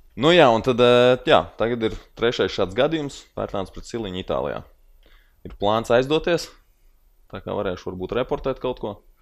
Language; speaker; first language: Latvian; native; Latvian